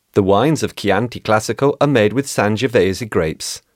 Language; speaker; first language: English; non-native, fluent; Italian